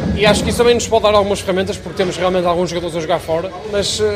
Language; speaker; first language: Portuguese; native; Portuguese